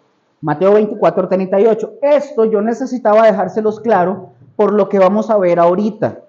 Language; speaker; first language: Spanish; native; Spanish